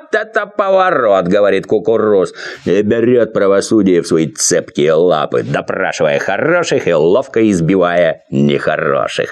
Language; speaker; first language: Russian; native; Russian